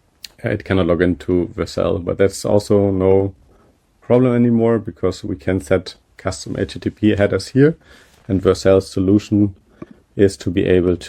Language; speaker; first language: English; non-native, fluent; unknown